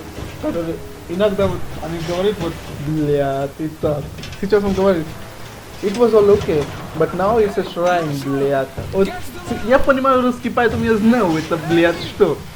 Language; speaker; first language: Russian; non-native, learner; Hindi